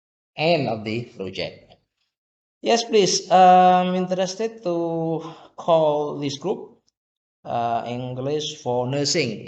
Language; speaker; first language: English; non-native, fluent; Indonesian